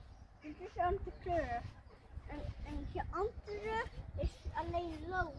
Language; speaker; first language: Dutch; early bilingual, other home language; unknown